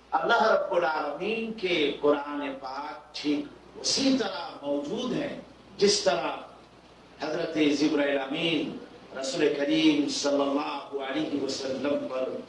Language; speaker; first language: Urdu; non-native, fluent; Bangla